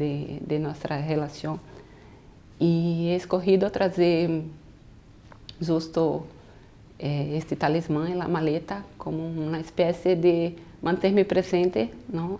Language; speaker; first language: Spanish; non-native, fluent; Portuguese